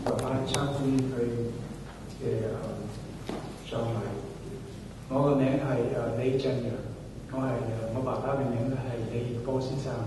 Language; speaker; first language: Cantonese; early bilingual, heritage; Cantonese